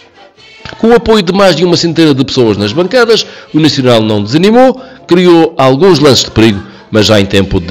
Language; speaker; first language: Portuguese; native; Portuguese